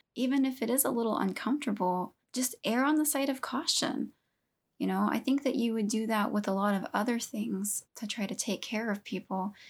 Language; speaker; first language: English; native; English